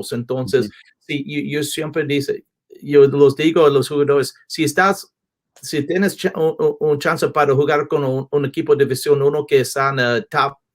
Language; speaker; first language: Spanish; non-native, learner; English